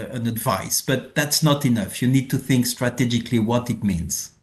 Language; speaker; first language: English; non-native, fluent; French